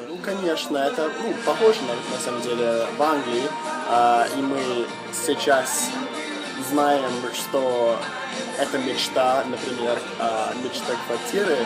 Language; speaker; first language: Russian; non-native, fluent; English